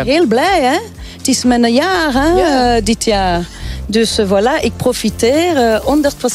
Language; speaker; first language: Dutch; non-native, local second language; French